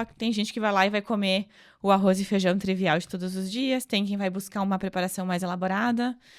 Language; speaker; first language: Portuguese; native; Portuguese